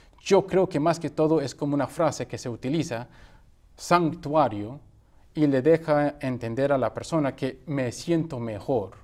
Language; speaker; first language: Spanish; early bilingual, heritage; Spanish